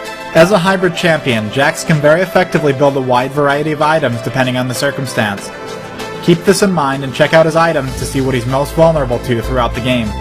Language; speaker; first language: English; native; English